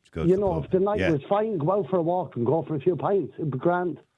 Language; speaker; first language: English; native; English